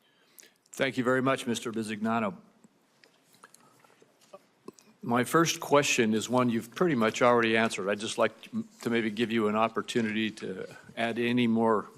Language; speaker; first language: English; native; English